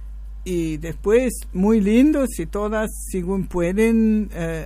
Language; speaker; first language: Spanish; non-native, fluent; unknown